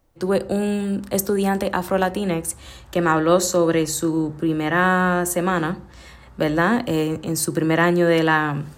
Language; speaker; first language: Spanish; early bilingual, heritage; Spanish